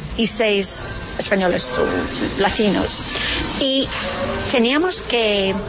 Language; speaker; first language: Spanish; non-native, learner; English